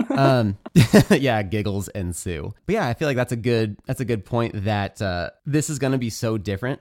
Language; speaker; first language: English; native; English